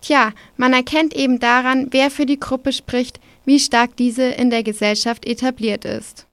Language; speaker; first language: German; native; German